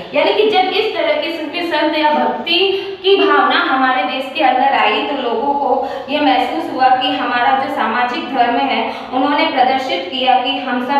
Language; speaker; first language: Hindi; native; Hindi